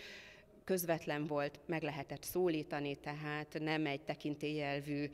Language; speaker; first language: Hungarian; native; Hungarian